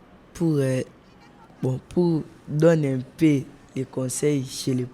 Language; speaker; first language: French; non-native, local second language; Lingala